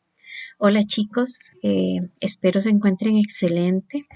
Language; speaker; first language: Spanish; native; Spanish